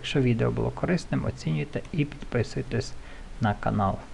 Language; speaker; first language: Ukrainian; native; Ukrainian